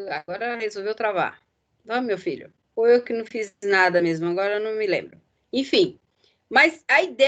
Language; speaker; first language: Portuguese; native; Portuguese